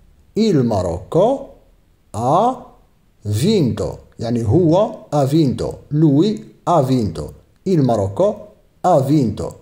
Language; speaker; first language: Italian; non-native, fluent; Arabic